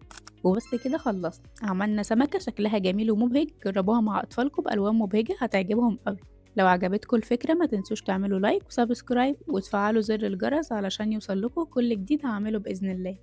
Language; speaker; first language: Arabic; native; Arabic